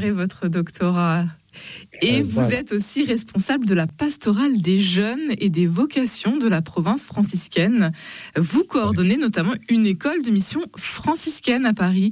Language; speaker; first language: French; native; French